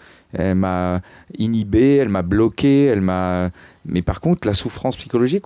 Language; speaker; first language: French; native; French